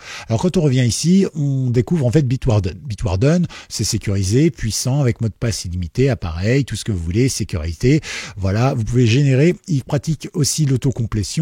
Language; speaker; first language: French; native; French